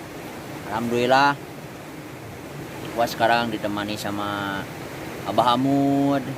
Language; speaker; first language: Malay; non-native, local second language; Sundanese